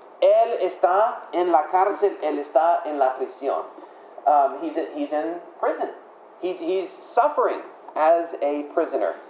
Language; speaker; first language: Spanish; non-native, fluent; English